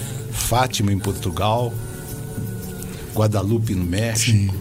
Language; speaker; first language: Portuguese; native; Portuguese